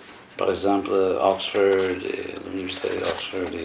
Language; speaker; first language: French; non-native, fluent; English